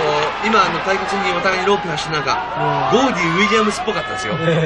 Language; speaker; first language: Japanese; native; Japanese